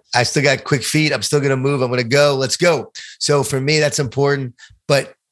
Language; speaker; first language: English; native; English